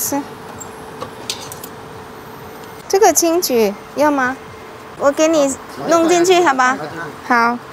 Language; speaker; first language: Chinese; non-native, fluent; Indonesian